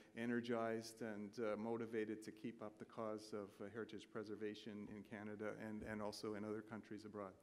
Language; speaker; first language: English; native; English